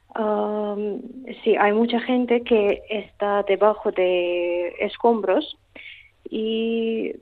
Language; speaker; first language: Spanish; non-native, fluent; Russian